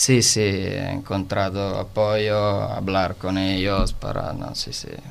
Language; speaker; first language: Spanish; non-native, learner; Italian